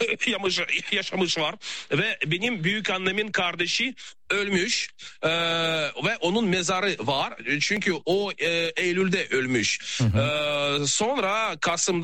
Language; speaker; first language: Turkish; non-native, fluent; Russian